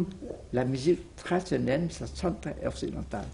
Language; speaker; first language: French; non-native, fluent; Vietnamese